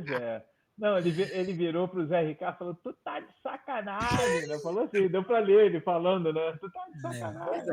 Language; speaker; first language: Portuguese; native; Portuguese